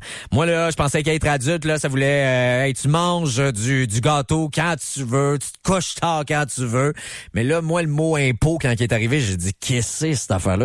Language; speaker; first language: French; native; French